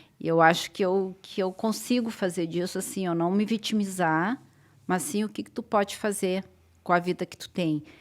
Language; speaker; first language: Portuguese; native; Portuguese